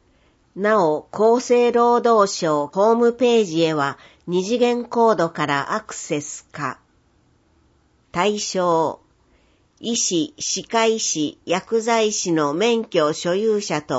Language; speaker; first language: Japanese; native; Japanese